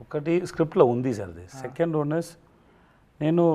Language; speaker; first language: Telugu; non-native, learner; Tamil